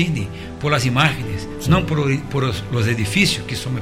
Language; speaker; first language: Spanish; non-native, fluent; Portuguese